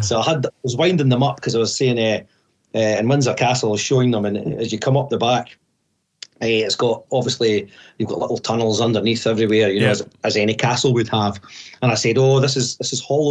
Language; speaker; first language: English; native; English